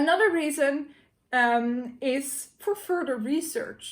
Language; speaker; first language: English; non-native, fluent; Dutch